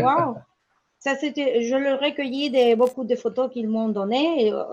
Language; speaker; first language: French; non-native, learner; Spanish